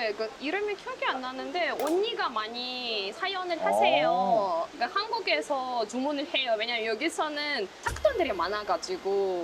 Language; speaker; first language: Korean; non-native, fluent; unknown